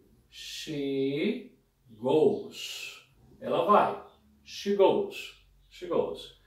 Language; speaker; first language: English; non-native, fluent; Portuguese